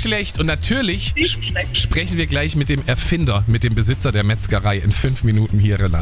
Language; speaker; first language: German; native; German